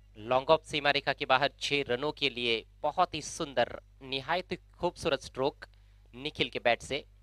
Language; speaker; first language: Hindi; non-native, local second language; Marathi